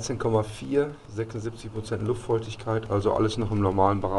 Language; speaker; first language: German; native; German